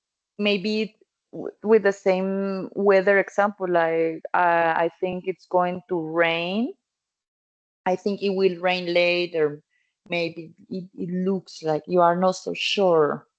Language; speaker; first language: English; non-native, fluent; Spanish